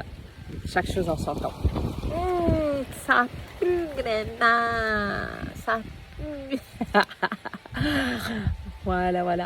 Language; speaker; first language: French; native; French